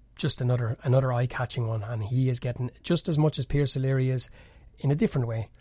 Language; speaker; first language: English; native; English